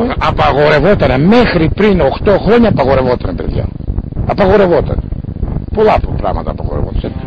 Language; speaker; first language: Greek; non-native, local second language; Macedonian